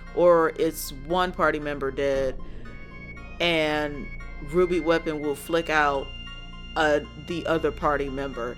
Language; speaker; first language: English; native; English